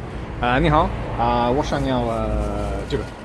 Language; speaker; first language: Chinese; non-native, learner; English